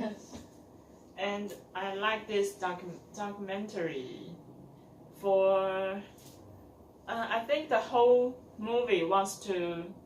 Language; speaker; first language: English; non-native, learner; Chinese